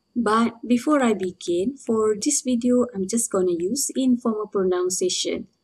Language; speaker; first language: English; non-native, local second language; Malay